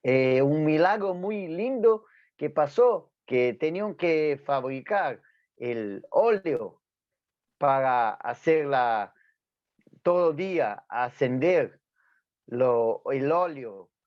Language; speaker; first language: Spanish; non-native, fluent; Portuguese